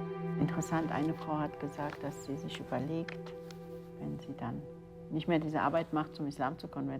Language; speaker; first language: German; early bilingual, other home language; Turkish